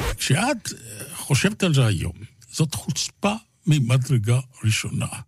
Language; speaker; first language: Hebrew; native; Hebrew